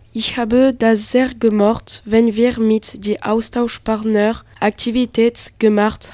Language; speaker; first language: German; non-native, learner; French